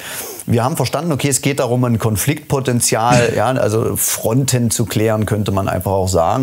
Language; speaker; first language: German; native; German